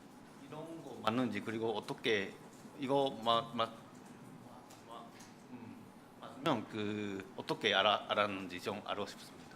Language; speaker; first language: Korean; non-native, fluent; Japanese